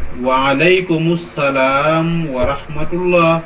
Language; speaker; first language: Arabic; non-native, fluent; Wolof